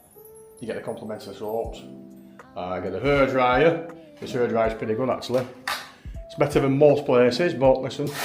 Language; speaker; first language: English; native; English